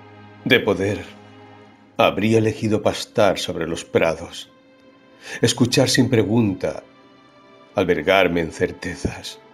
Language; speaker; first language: Spanish; native; Spanish